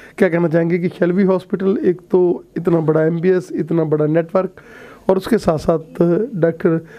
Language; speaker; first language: Hindi; non-native, local second language; Punjabi